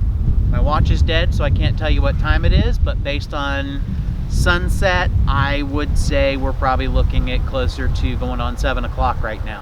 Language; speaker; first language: English; native; English